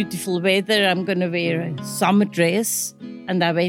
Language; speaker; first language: English; non-native, fluent; Swiss German